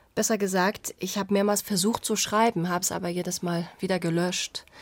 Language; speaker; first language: German; non-native, fluent; Persian